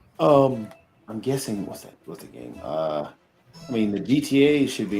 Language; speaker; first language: English; native; English